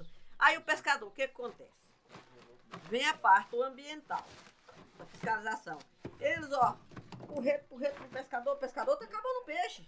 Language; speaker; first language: Portuguese; native; Portuguese